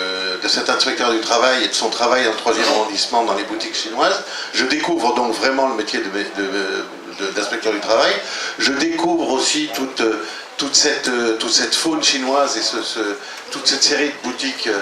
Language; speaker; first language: French; native; French